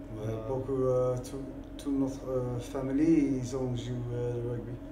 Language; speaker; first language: French; non-native, learner; English